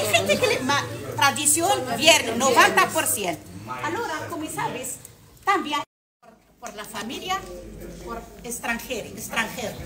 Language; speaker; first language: Spanish; non-native, learner; Arabic